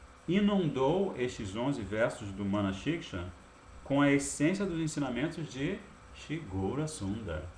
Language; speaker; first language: Portuguese; native; Portuguese